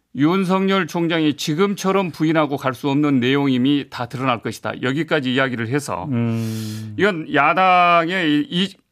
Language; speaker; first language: Korean; native; Korean